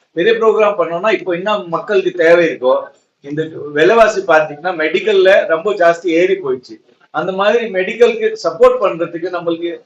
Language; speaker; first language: Tamil; non-native, local second language; Marwari